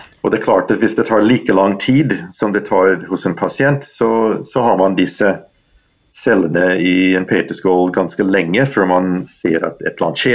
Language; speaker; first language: Norwegian; non-native, fluent; English